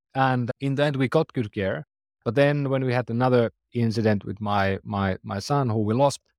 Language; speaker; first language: English; non-native, fluent; Finnish